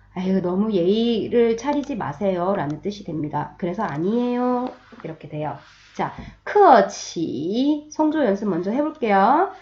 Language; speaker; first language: Korean; native; Korean